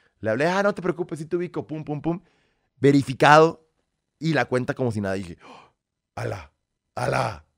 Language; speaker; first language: Spanish; early bilingual, other home language; Russian